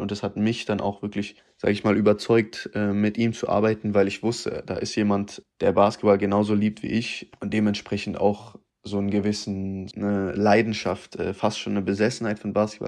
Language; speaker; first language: German; native; German